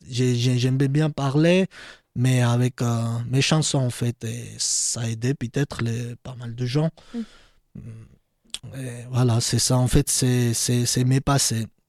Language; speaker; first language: French; non-native, learner; Georgian